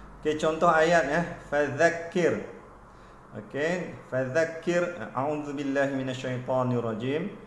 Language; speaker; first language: Malay; native; Malay